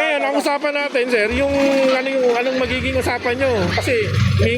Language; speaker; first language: Filipino; native; Filipino